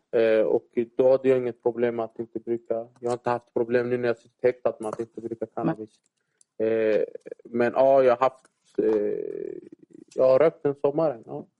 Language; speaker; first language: Swedish; early bilingual, other home language; Arabic